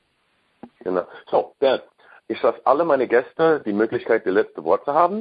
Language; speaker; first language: German; non-native, learner; English